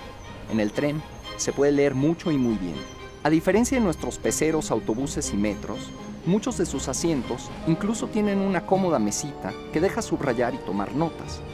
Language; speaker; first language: Spanish; native; Spanish